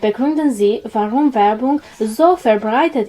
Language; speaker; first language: German; non-native, fluent; Albanian